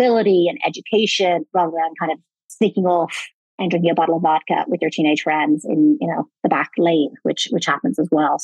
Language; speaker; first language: English; native; English